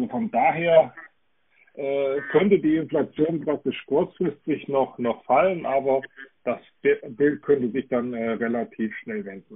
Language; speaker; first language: German; native; German